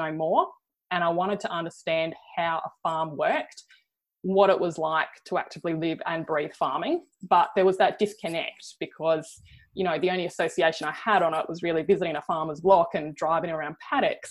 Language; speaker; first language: English; native; English